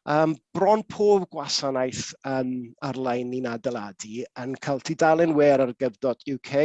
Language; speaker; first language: Welsh; non-native, local second language; English